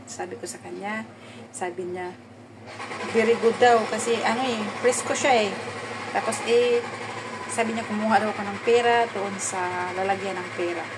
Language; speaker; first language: Filipino; non-native, local second language; Cebuano